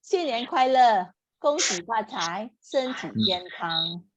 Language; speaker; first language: Chinese; non-native, fluent; Indonesian